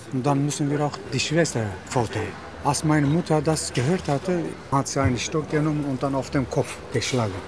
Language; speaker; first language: German; non-native, learner; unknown